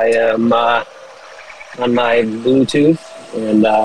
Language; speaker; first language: English; native; English